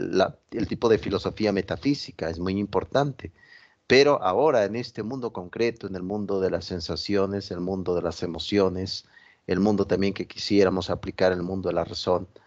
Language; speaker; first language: Spanish; native; Spanish